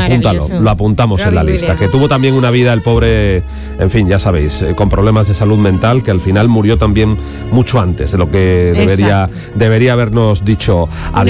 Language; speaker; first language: Spanish; native; Spanish